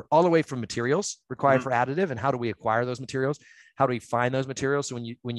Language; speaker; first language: English; native; English